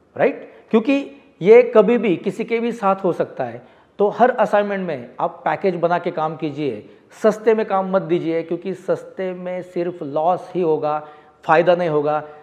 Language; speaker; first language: Hindi; non-native, local second language; Marathi